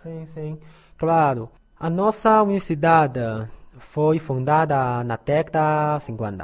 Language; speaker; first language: Portuguese; non-native, learner; Chinese